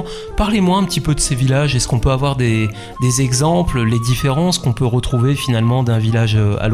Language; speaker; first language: French; native; French